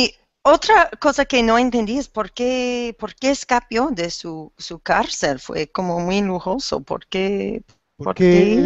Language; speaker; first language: Spanish; non-native, learner; English